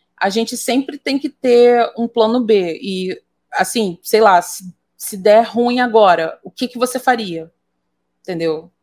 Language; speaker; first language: Portuguese; native; Portuguese